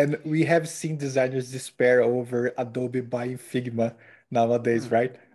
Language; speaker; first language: English; non-native, learner; Portuguese